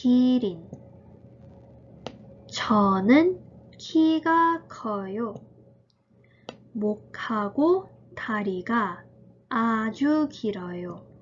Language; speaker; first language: Korean; early bilingual, heritage; Korean